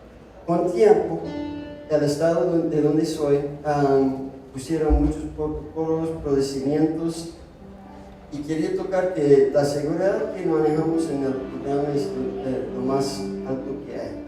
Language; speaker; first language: Spanish; non-native, fluent; English